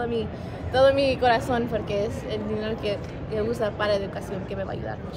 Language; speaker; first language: Spanish; early bilingual, heritage; Spanish